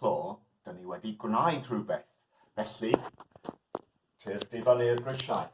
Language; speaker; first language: Welsh; non-native, learner; English